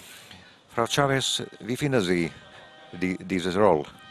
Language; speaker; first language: German; non-native, fluent; Finnish